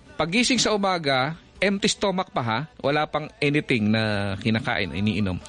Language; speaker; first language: Filipino; native; Filipino